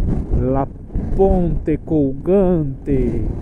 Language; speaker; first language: Spanish; non-native, learner; Portuguese